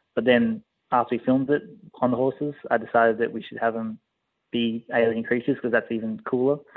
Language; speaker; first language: English; native; English